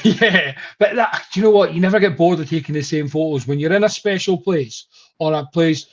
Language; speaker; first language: English; native; English